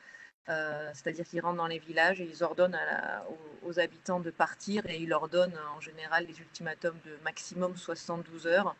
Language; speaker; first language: French; native; French